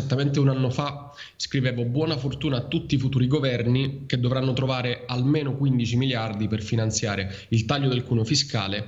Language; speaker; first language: Italian; native; Italian